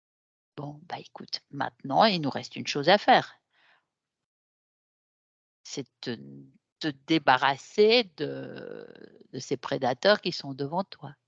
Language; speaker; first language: French; native; French